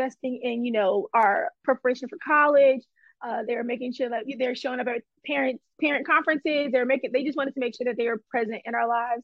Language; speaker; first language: English; native; English